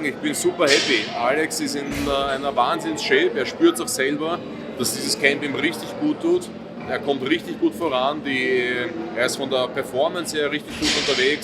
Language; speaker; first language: German; native; German